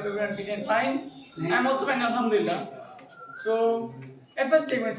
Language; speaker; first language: English; non-native, learner; Bangla